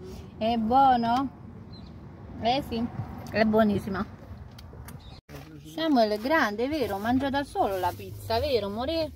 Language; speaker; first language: Italian; non-native, learner; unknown